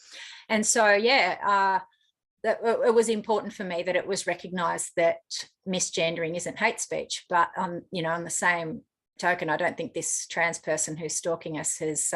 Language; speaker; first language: English; native; English